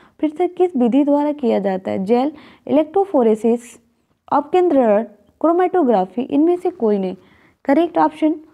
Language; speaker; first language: Hindi; native; Hindi